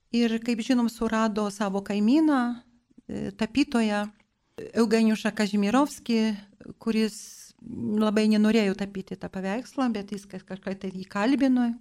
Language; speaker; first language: Lithuanian; non-native, local second language; Polish